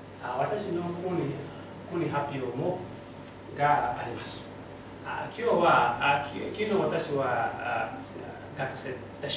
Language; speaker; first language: Japanese; non-native, learner; Mossi